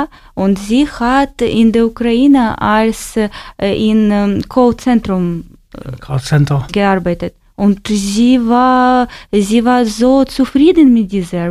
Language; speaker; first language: German; non-native, learner; Ukrainian